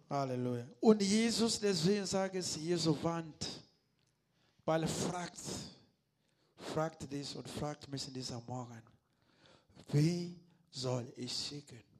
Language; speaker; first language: German; non-native, learner; Lingala